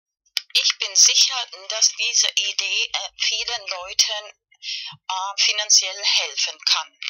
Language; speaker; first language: German; non-native, fluent; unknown